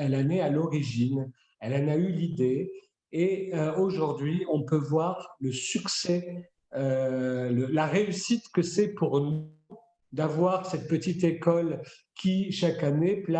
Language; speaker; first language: French; native; French